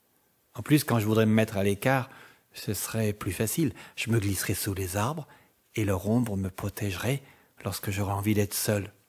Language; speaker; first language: French; native; French